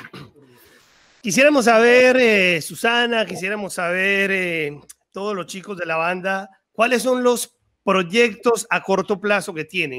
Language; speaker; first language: Spanish; native; Spanish